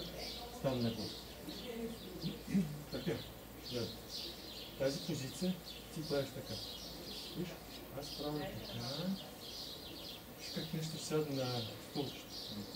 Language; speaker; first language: Bulgarian; non-native, learner; Russian